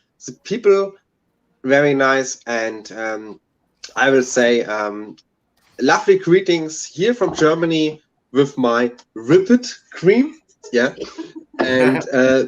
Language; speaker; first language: English; non-native, learner; German